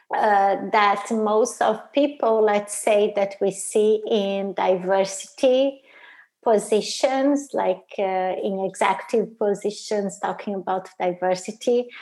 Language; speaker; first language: English; non-native, fluent; Portuguese